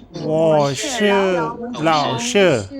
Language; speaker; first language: Chinese; non-native, learner; Malay